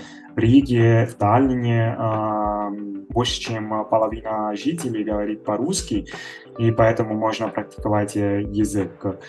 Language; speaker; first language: Russian; non-native, fluent; Italian